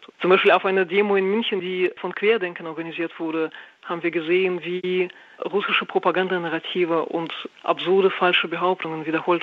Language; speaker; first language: German; non-native, fluent; Russian